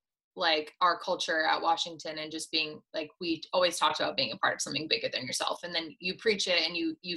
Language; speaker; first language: English; native; English